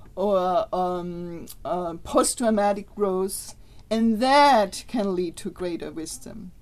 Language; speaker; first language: English; non-native, fluent; German